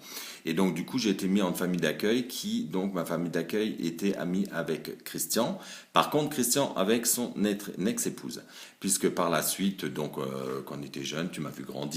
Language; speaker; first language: French; native; French